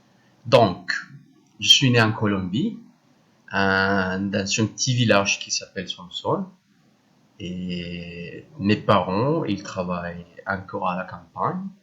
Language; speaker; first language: French; non-native, learner; Spanish